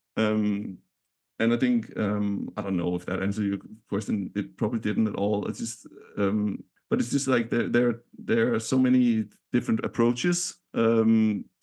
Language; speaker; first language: English; non-native, fluent; Danish